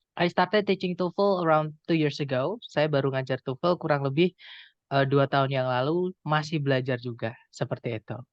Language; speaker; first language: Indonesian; non-native, local second language; Javanese